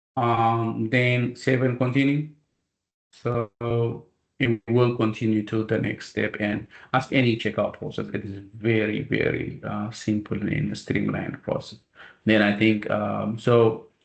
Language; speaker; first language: English; non-native, local second language; Amharic